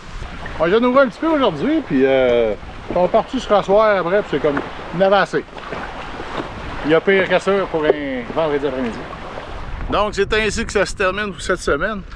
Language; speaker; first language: French; native; French